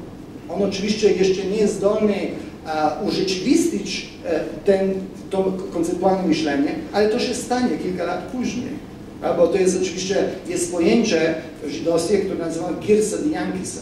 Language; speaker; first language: Polish; non-native, fluent; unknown